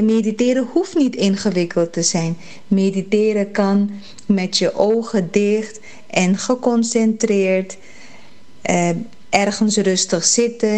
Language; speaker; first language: Dutch; early bilingual, heritage; Caribbean Hindustani